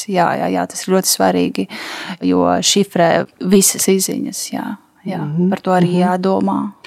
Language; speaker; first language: Latvian; non-native, local second language; Russian